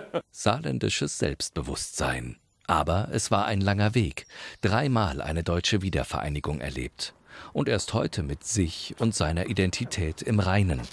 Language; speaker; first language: German; native; German